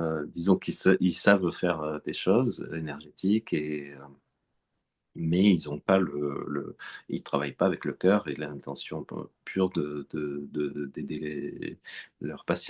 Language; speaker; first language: French; native; French